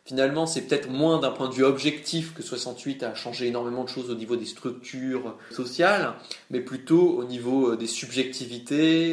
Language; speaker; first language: French; native; French